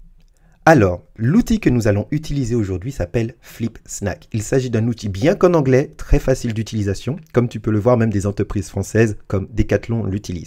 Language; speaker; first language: French; native; French